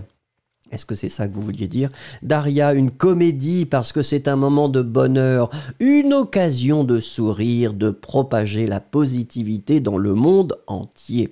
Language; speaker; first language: French; native; French